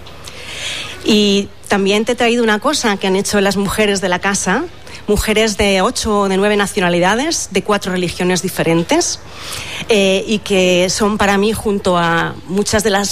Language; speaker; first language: Spanish; native; Spanish